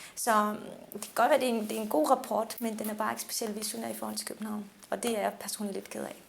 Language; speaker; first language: Danish; early bilingual, other home language; Turkish